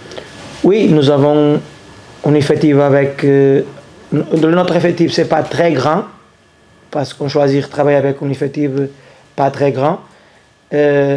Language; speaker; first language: French; non-native, learner; Portuguese